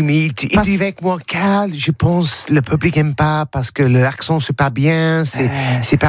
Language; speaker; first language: French; non-native, learner; English